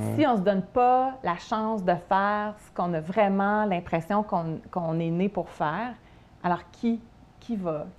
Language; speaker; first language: French; native; French